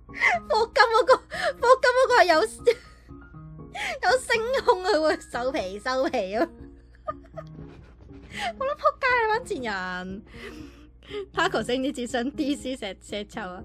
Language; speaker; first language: Cantonese; native; Cantonese